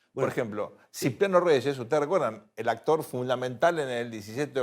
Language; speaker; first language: Spanish; native; Spanish